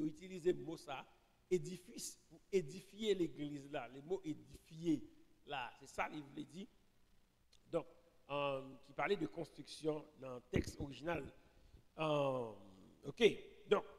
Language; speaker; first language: French; non-native, local second language; Haitian Creole